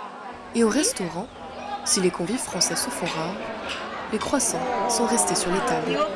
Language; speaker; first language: French; native; French